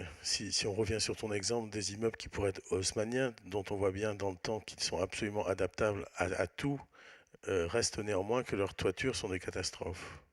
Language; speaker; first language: French; native; French